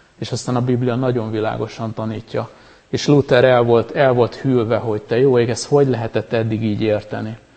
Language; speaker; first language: Hungarian; native; Hungarian